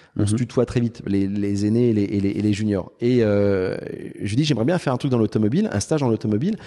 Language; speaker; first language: French; native; French